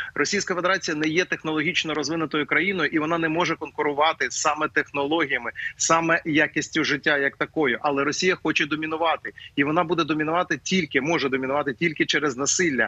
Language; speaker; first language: Ukrainian; native; Ukrainian